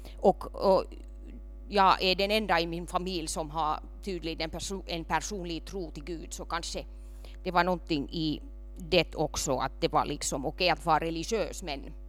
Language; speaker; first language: Swedish; non-native, local second language; Finnish